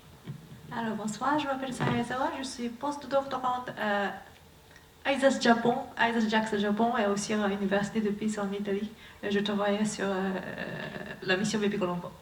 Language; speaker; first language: French; non-native, learner; Japanese